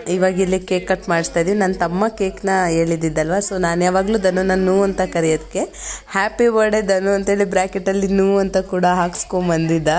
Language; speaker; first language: Kannada; native; Kannada